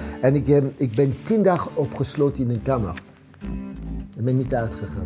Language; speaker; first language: Dutch; non-native, fluent; French